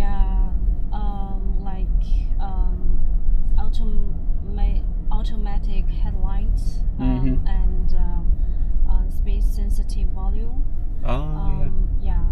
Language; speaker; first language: English; non-native, learner; Chinese